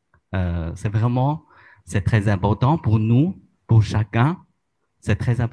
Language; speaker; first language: French; non-native, learner; Chinese